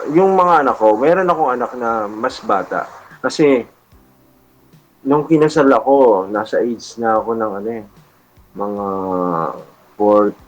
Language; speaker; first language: Filipino; native; Filipino